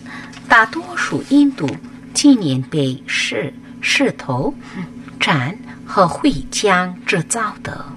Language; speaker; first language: Chinese; non-native, fluent; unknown